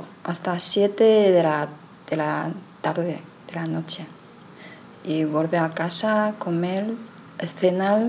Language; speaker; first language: Spanish; non-native, learner; Chinese